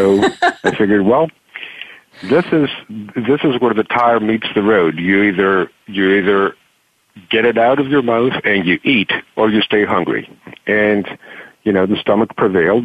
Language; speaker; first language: English; non-native, fluent; Greek